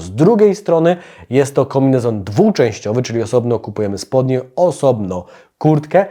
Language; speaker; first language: Polish; native; Polish